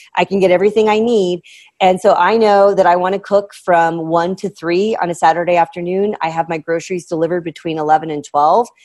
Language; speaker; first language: English; native; English